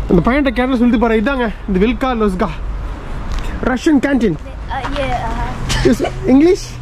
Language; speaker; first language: English; non-native, local second language; Tamil